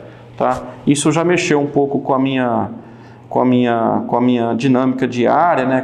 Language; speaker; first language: Portuguese; native; Portuguese